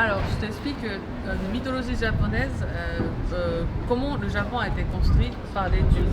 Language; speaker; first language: French; non-native, fluent; Japanese